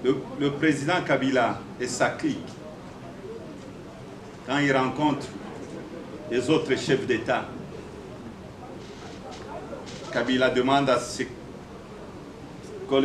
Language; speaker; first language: French; non-native, local second language; Swahili